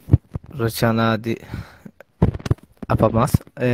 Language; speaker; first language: Indonesian; non-native, learner; Azerbaijani